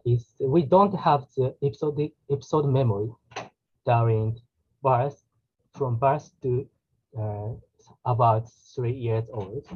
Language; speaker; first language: English; non-native, learner; Japanese